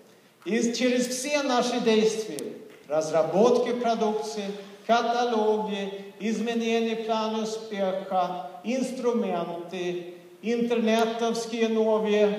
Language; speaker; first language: Russian; non-native, fluent; Swedish